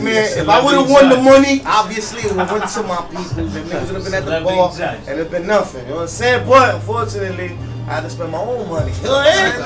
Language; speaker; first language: English; native; English